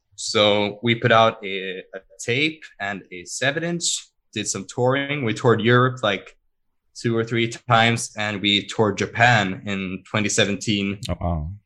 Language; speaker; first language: English; non-native, fluent; Swedish